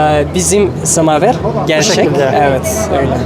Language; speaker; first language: Turkish; non-native, fluent; Russian